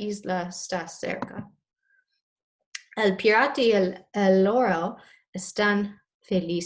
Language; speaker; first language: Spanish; non-native, fluent; English